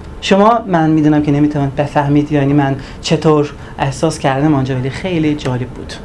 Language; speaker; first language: Persian; non-native, learner; Turkish